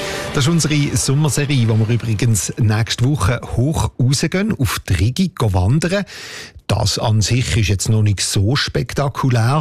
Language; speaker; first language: German; native; German